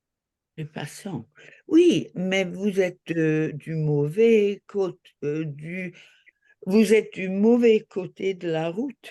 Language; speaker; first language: French; non-native, learner; English